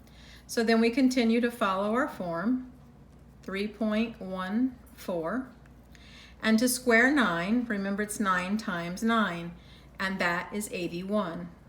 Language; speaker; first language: English; native; English